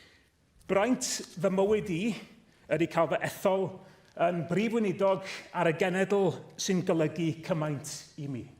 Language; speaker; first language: Welsh; native; Welsh